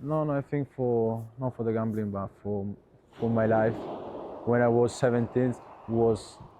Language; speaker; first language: English; non-native, learner; Italian